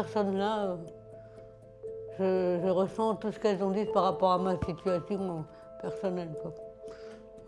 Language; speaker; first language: French; native; French